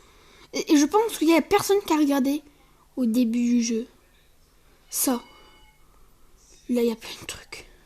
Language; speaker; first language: French; native; French